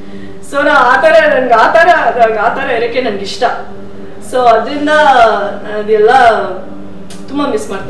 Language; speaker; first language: Kannada; non-native, fluent; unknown